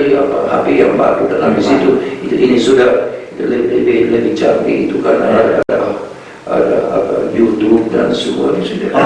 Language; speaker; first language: Indonesian; non-native, fluent; Hungarian